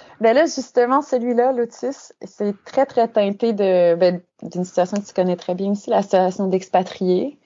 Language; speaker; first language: French; native; French